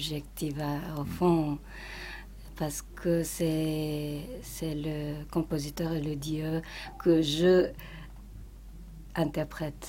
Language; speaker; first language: French; non-native, fluent; Japanese